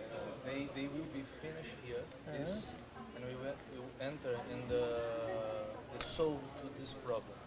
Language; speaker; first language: English; non-native, learner; Portuguese